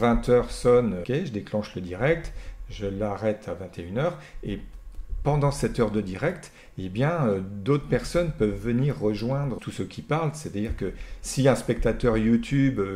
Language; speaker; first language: French; native; French